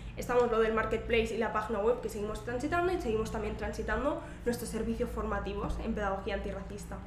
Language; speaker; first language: Spanish; native; Spanish